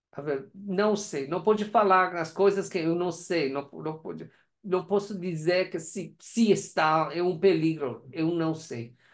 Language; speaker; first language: Portuguese; non-native, learner; Persian